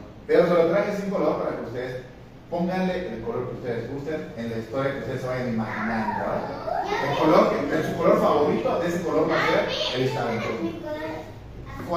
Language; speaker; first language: Spanish; native; Spanish